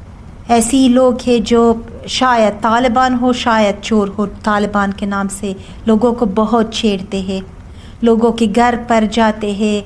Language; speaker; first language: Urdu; non-native, learner; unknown